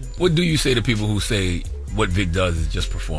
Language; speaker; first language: English; native; English